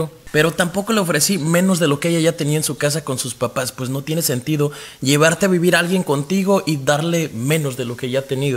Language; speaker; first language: Spanish; native; Spanish